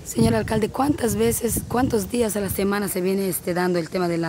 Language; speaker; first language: Spanish; native; Spanish